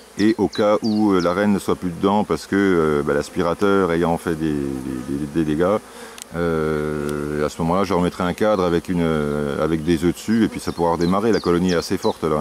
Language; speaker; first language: French; native; French